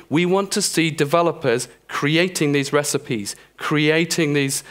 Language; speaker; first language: English; native; English